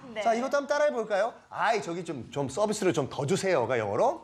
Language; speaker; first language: Korean; native; Korean